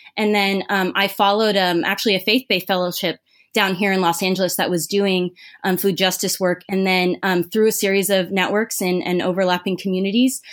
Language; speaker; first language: English; native; English